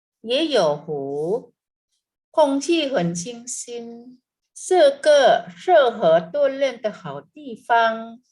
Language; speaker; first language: Chinese; non-native, fluent; Thai